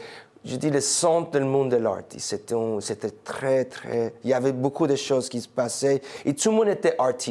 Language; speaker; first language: French; non-native, fluent; English